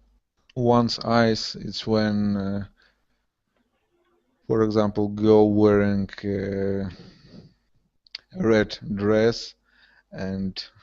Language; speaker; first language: English; non-native, learner; Russian